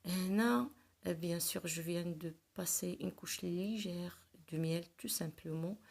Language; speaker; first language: French; non-native, local second language; Arabic